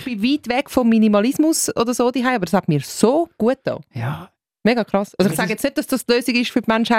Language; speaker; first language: German; native; German